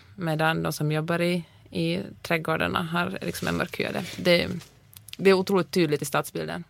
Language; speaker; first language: Swedish; native; Swedish